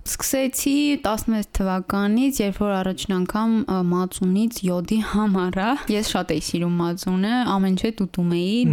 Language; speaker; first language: Armenian; native; Armenian